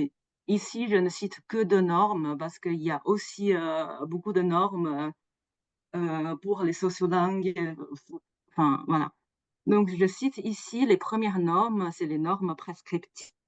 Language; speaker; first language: French; non-native, fluent; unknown